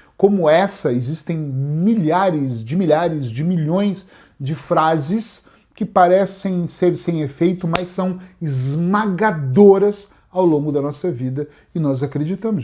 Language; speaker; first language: Portuguese; native; Portuguese